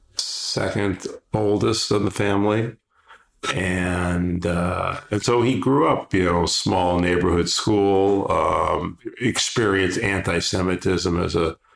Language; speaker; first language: English; early bilingual, other home language; Polish